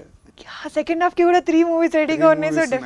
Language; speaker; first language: Telugu; native; Telugu